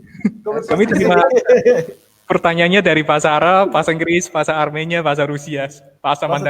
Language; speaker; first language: Indonesian; non-native, fluent; Armenian